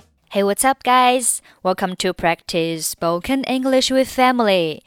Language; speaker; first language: English; non-native, fluent; Chinese